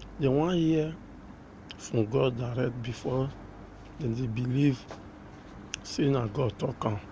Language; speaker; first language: Nigerian Pidgin; native; Nigerian Pidgin